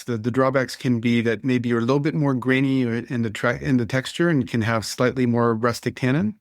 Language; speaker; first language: English; non-native, fluent; French